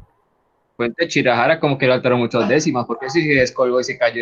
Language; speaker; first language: Spanish; native; Spanish